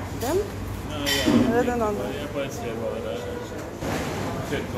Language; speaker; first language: Norwegian; non-native, fluent; Russian